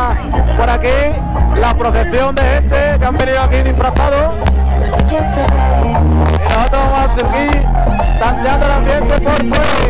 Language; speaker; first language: Spanish; native; Spanish